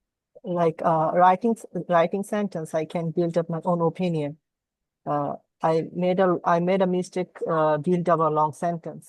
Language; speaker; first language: English; non-native, learner; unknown